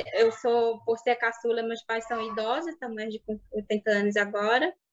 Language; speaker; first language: Portuguese; non-native, local second language; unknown